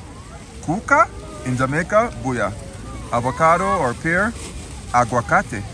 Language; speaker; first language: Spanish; non-native, learner; English